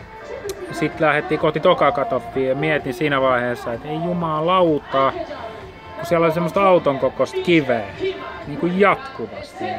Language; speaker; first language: Finnish; native; Finnish